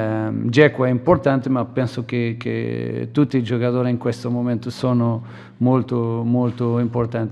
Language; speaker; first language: Italian; non-native, fluent; Portuguese